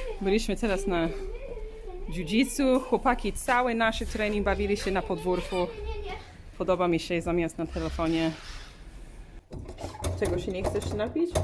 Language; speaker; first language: Polish; non-native, learner; English